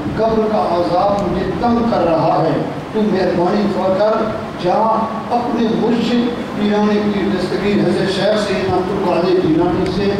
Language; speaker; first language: Urdu; non-native, local second language; Punjabi